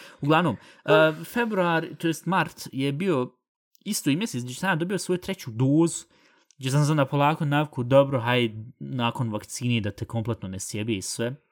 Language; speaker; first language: Bosnian; early bilingual, heritage; Bosnian